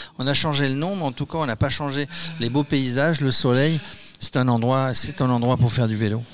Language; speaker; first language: French; native; French